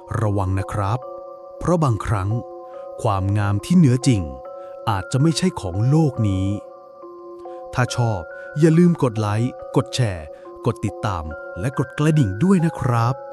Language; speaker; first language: Thai; native; Thai